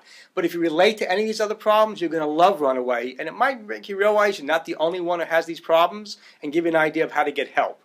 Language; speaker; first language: English; native; English